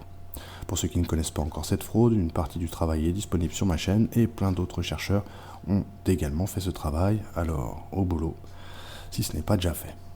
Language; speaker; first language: French; native; French